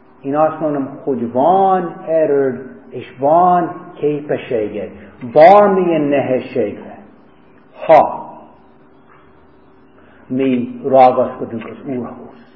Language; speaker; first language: Hungarian; non-native, fluent; English